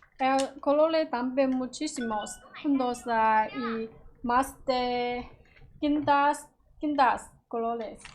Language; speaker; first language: Spanish; non-native, learner; Chinese